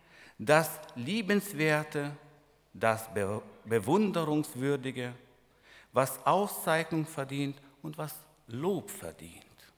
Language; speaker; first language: German; non-native, fluent; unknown